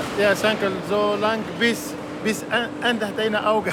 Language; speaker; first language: German; non-native, learner; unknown